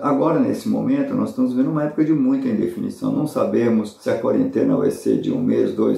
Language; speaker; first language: Portuguese; native; Portuguese